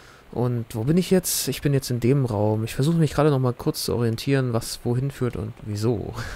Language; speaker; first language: German; native; German